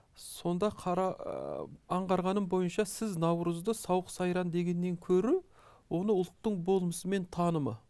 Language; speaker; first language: Kazakh; native; Kazakh